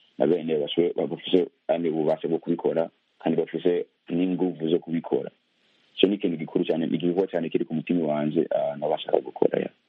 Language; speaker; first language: Rundi; early bilingual, heritage; Rundi